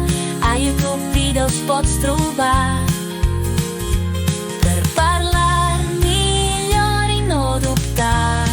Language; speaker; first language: Catalan; non-native, learner; Russian